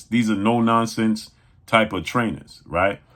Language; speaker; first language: English; native; English